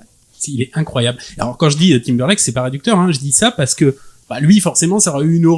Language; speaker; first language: French; native; French